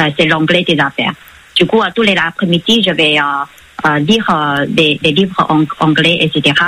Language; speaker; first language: French; non-native, fluent; Chinese